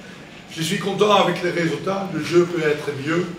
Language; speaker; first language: French; non-native, learner; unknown